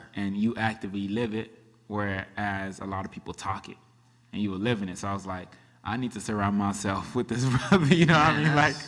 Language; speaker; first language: English; early bilingual, other home language; Akan